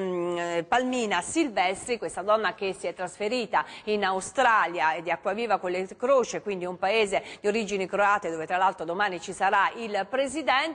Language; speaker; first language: Italian; native; Italian